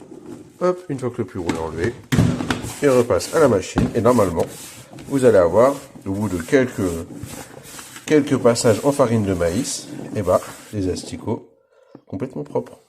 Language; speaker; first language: French; native; French